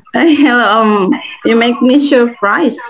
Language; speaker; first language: English; non-native, fluent; Indonesian